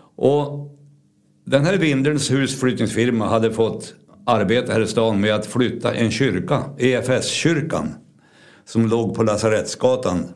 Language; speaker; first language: Swedish; native; Swedish